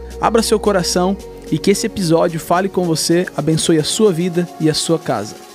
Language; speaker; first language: Portuguese; native; Portuguese